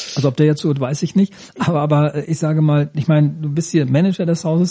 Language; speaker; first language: German; native; German